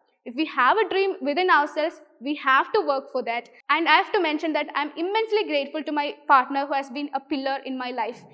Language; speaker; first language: English; non-native, local second language; Malayalam